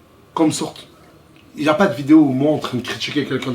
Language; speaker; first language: French; native; French